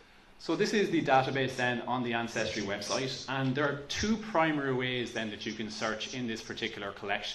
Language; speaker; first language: English; native; English